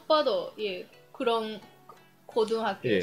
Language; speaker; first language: Korean; non-native, fluent; Japanese